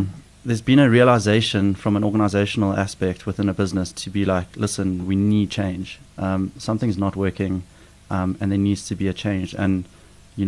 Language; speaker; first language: English; native; English